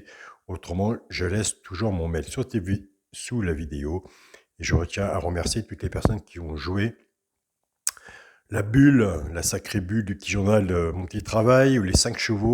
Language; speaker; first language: French; native; French